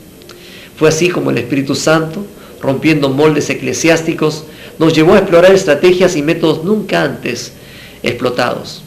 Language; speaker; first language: Spanish; native; Spanish